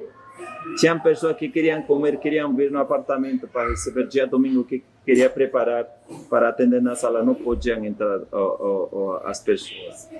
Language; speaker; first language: Portuguese; non-native, fluent; Spanish